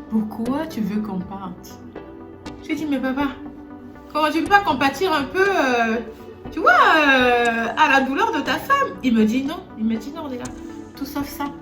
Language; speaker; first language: French; non-native, local second language; Lingala